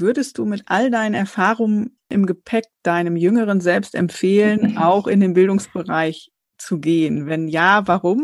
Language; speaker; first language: German; native; German